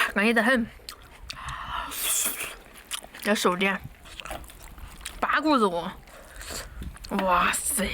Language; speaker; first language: Chinese; native; Chinese